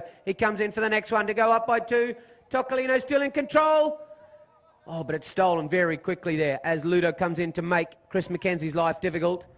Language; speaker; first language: English; native; English